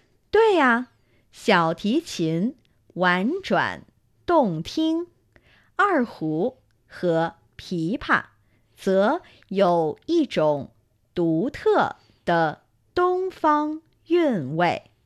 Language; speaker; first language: Chinese; native; Chinese